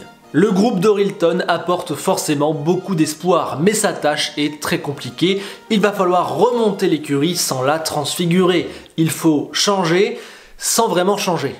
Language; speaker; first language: French; native; French